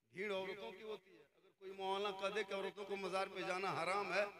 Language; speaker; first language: Hindi; native; Hindi